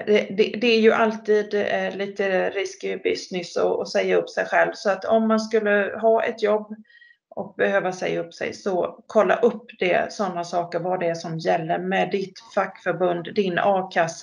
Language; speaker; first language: Swedish; native; Swedish